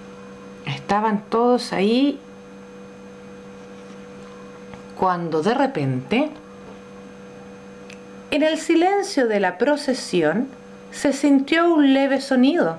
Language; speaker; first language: Spanish; native; Spanish